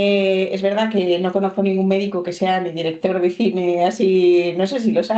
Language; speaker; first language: Spanish; native; Spanish